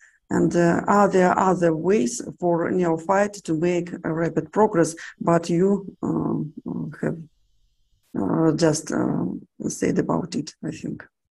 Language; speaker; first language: English; non-native, learner; Russian